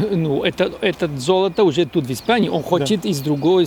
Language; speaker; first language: Russian; non-native, fluent; Spanish